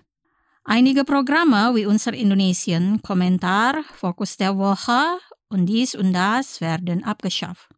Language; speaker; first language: German; non-native, fluent; Indonesian